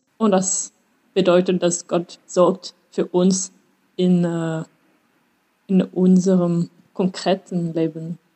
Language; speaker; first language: German; non-native, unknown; French